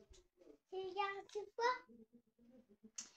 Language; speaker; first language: French; native; French